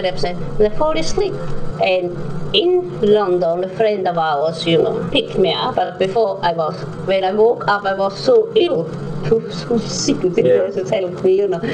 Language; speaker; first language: English; non-native, learner; German